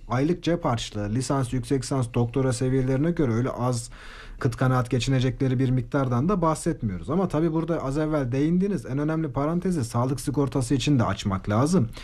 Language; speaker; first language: Turkish; native; Turkish